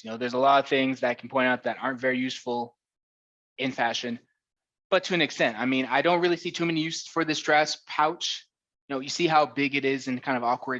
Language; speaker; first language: English; native; English